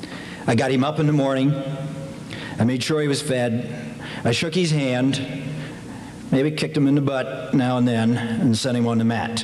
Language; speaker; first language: English; native; English